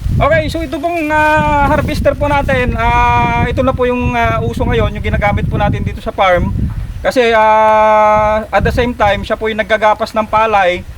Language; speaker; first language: Filipino; non-native, local second language; Iloko